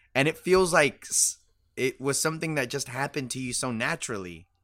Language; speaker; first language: English; early bilingual, other home language; Spanish